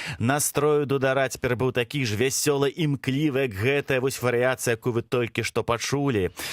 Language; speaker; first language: Belarusian; non-native, local second language; Russian